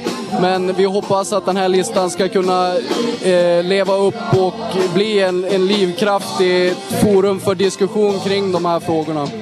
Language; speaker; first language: Swedish; native; Swedish